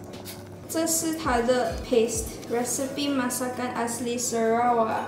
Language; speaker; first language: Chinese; non-native, local second language; Malay